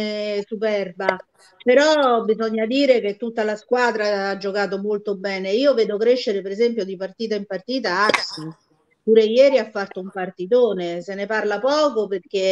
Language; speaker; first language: Italian; native; Italian